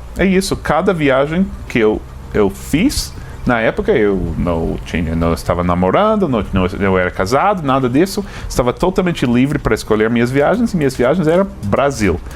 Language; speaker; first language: Portuguese; non-native, fluent; English